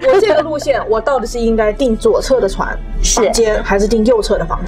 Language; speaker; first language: Chinese; native; Chinese